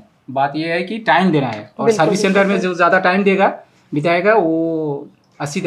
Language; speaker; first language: Hindi; non-native, local second language; Bangla